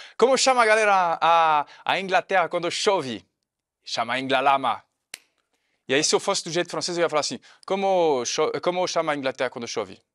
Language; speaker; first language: Portuguese; non-native, fluent; French